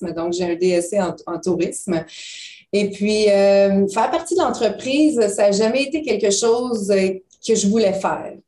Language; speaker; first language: French; native; French